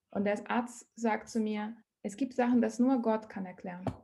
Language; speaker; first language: German; non-native, learner; Portuguese